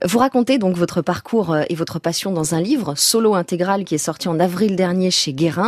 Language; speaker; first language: French; native; French